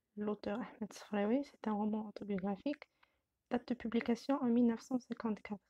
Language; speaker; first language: French; non-native, local second language; Arabic